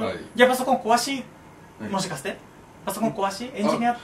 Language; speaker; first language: Japanese; non-native, fluent; Spanish